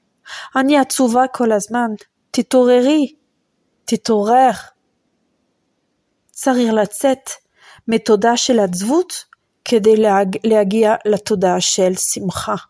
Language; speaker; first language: Hebrew; non-native, fluent; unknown